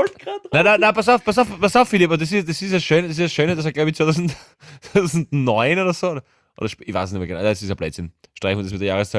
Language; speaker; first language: German; native; German